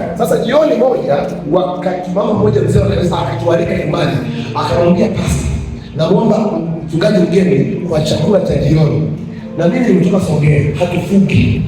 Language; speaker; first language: Swahili; non-native, local second language; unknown